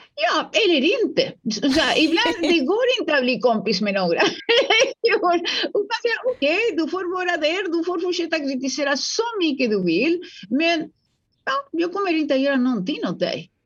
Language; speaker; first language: Swedish; non-native, fluent; Spanish